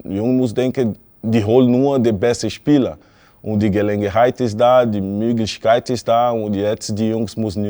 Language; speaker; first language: German; non-native, fluent; Portuguese